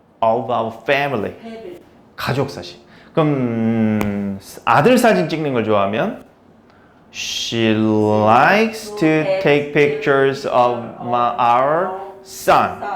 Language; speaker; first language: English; non-native, fluent; Korean